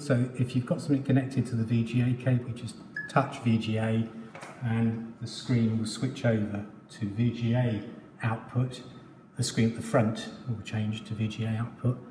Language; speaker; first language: English; native; English